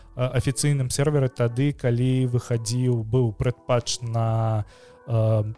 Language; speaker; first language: Belarusian; non-native, local second language; Russian